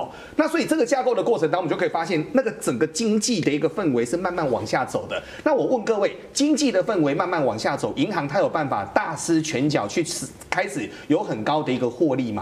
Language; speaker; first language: Chinese; native; Chinese